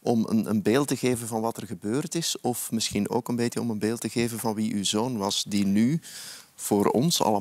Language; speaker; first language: Dutch; native; Dutch